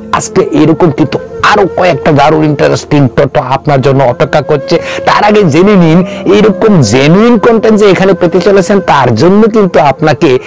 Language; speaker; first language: Bangla; non-native, local second language; Kok Borok